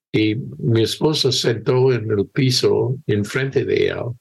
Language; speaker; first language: Spanish; non-native, fluent; English